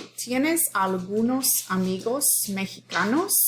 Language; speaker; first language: Spanish; non-native, fluent; English